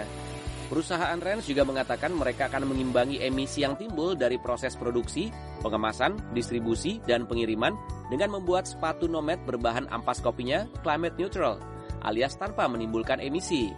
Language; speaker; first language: Indonesian; native; Indonesian